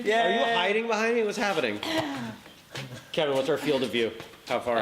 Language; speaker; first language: English; native; English